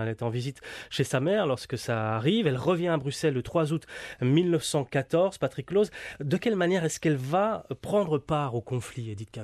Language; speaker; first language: French; native; French